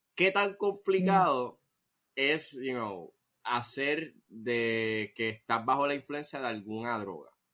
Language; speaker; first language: Spanish; native; Spanish